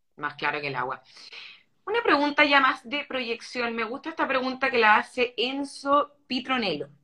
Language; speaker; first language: Spanish; native; Spanish